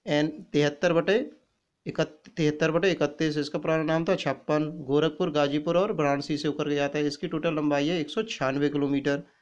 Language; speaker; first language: Hindi; native; Hindi